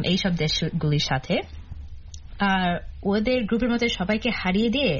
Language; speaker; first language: Bangla; early bilingual, heritage; Bangla